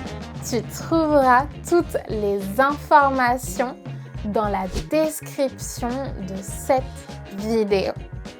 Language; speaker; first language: French; native; French